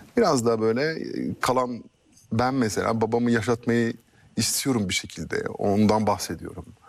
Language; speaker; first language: Turkish; early bilingual, heritage; Turkish